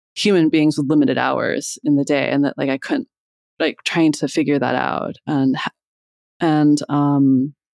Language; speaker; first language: English; native; English